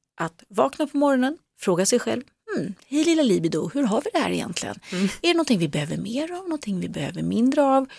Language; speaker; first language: Swedish; native; Swedish